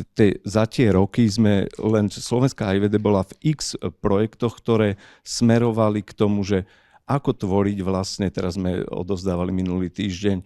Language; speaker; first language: Slovak; native; Slovak